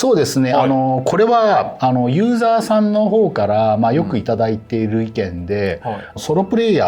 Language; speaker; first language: Japanese; native; Japanese